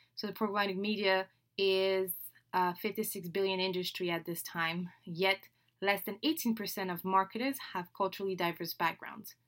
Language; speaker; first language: English; non-native, fluent; French